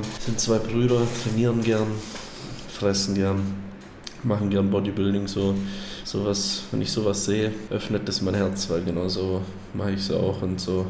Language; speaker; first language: German; native; German